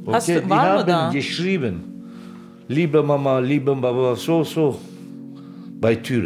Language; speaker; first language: German; non-native, local second language; Turkish